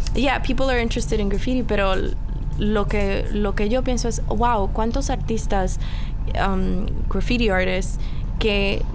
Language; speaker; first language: Spanish; early bilingual, heritage; Spanish